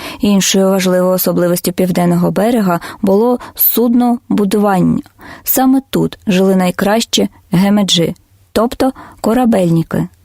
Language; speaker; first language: Ukrainian; non-native, local second language; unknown